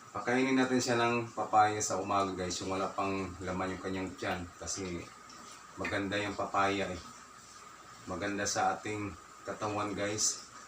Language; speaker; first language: Filipino; non-native, local second language; Masbatenyo